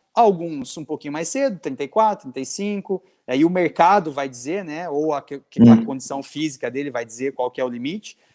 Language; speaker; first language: Portuguese; native; Portuguese